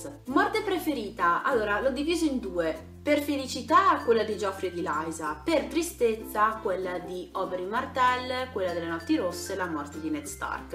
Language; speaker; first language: Italian; native; Italian